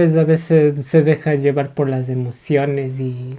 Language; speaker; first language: Spanish; native; Spanish